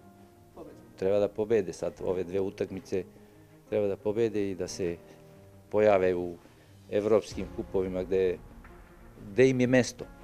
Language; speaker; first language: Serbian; early bilingual, heritage; Serbian